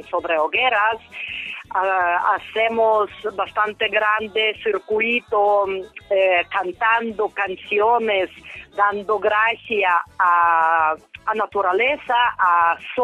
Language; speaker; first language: Spanish; non-native, fluent; Ukrainian